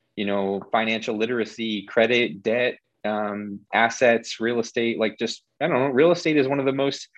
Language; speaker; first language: English; native; English